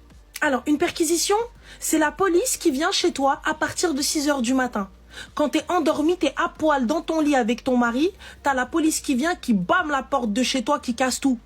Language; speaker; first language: French; native; French